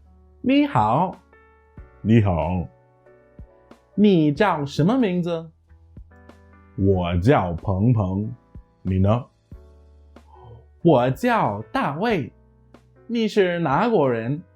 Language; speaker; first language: Chinese; non-native, fluent; English